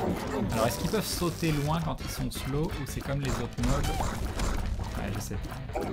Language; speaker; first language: French; native; French